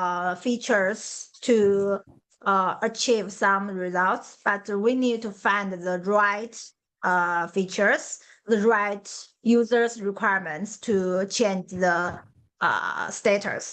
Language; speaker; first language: English; non-native, learner; Chinese